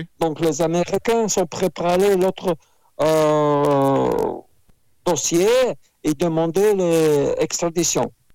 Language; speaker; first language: French; non-native, fluent; Russian